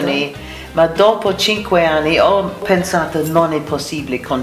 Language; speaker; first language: Italian; non-native, learner; English